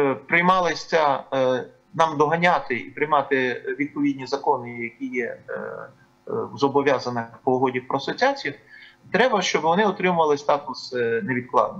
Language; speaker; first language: Ukrainian; native; Ukrainian